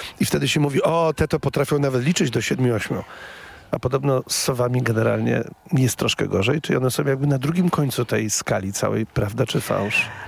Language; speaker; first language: Polish; native; Polish